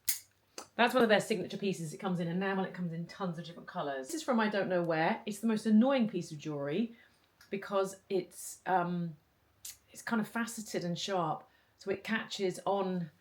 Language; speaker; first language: English; native; English